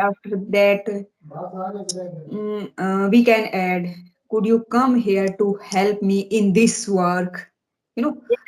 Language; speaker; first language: English; non-native, learner; Hindi